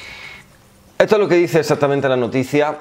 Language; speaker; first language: Spanish; native; Spanish